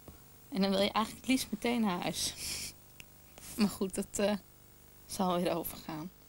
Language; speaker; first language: Dutch; native; Dutch